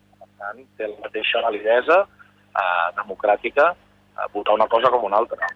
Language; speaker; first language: Catalan; native; Catalan